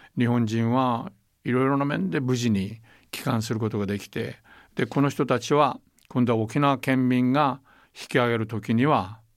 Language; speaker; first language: Japanese; native; Japanese